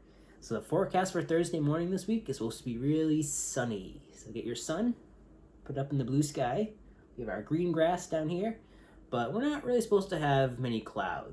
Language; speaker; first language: English; native; English